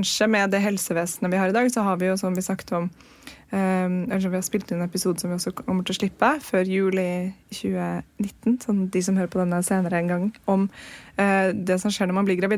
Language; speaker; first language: Norwegian; native; Norwegian